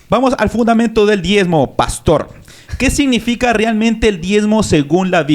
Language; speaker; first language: Spanish; native; Spanish